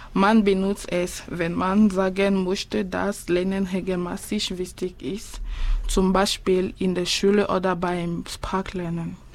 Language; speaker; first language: German; non-native, fluent; French